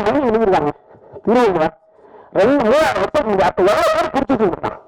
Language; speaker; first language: Tamil; native; Tamil